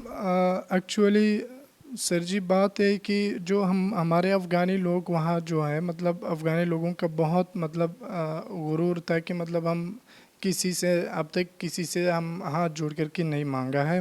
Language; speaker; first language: Hindi; non-native, learner; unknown